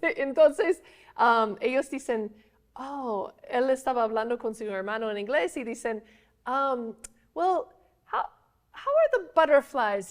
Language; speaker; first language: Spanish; non-native, fluent; English